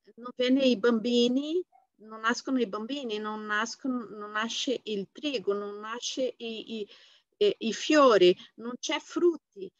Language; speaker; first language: Italian; non-native, fluent; Portuguese